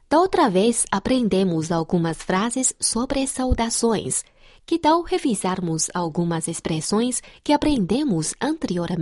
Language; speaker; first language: Portuguese; non-native, fluent; Chinese